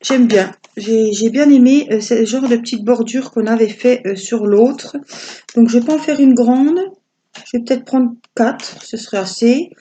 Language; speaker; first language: French; native; French